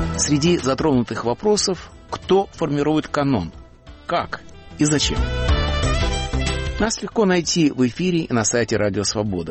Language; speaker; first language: Russian; native; Russian